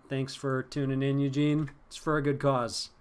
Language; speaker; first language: English; native; English